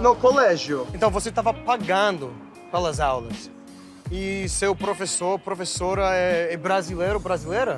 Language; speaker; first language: Portuguese; non-native, fluent; English